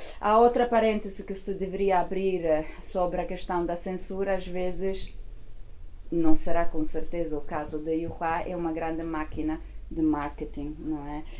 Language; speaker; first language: Portuguese; non-native, fluent; Italian